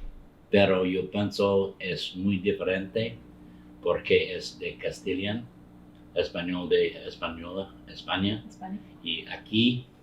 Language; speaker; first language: Spanish; non-native, learner; English